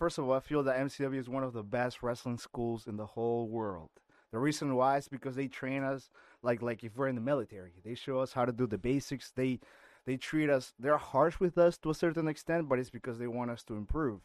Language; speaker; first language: English; non-native, fluent; Spanish